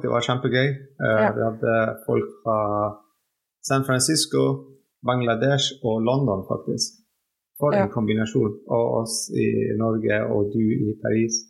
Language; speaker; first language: Norwegian; non-native, fluent; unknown